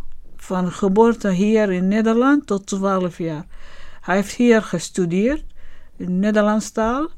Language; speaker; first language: Dutch; non-native, learner; Arabic